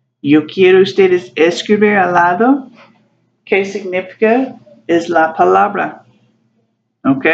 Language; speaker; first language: Spanish; non-native, learner; English